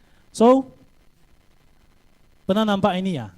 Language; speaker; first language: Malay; non-native, local second language; Chinese